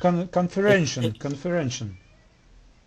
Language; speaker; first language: English; non-native, learner; Russian